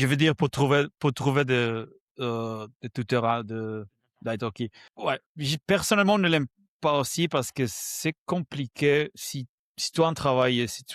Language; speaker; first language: French; non-native, fluent; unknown